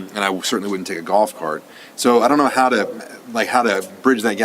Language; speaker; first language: English; native; English